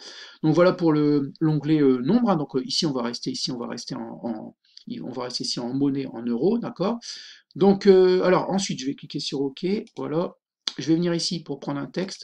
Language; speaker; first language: French; native; French